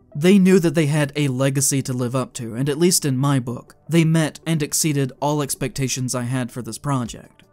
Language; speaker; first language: English; native; English